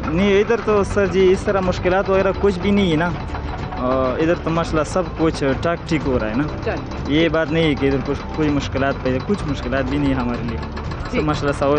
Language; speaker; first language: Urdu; non-native, local second language; Pashto